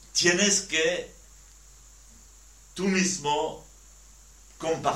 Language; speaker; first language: Spanish; non-native, learner; French